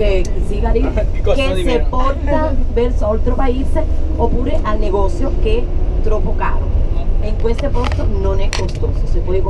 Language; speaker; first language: Italian; non-native, fluent; Spanish